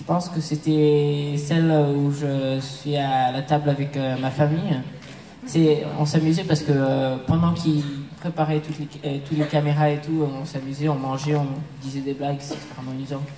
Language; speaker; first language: French; early bilingual, heritage; English